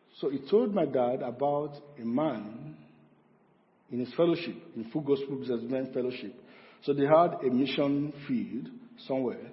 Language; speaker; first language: English; non-native, local second language; Yoruba